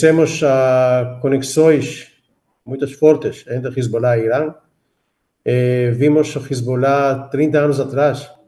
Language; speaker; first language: Portuguese; non-native, fluent; Hebrew